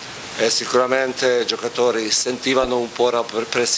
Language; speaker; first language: Italian; non-native, fluent; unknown